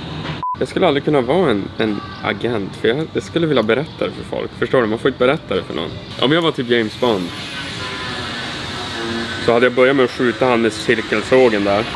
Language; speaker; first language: Swedish; native; Swedish